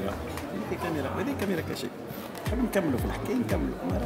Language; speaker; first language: Arabic; native; Arabic